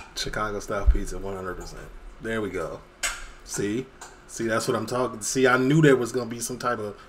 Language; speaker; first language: English; native; English